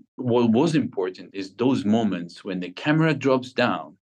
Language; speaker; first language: English; non-native, fluent; Ukrainian